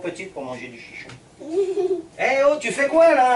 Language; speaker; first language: French; native; French